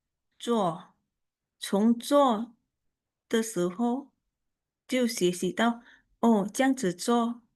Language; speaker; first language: Chinese; early bilingual, heritage; Chinese